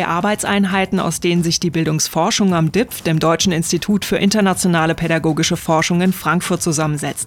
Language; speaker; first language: German; native; German